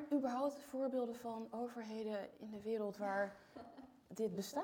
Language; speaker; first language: Dutch; native; Dutch